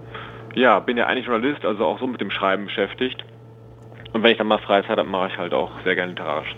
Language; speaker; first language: German; native; German